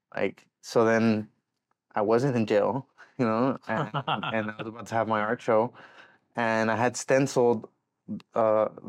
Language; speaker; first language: English; native; English